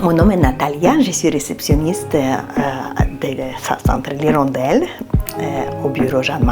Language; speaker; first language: French; non-native, learner; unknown